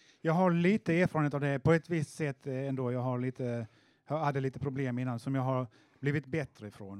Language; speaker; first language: Swedish; native; Swedish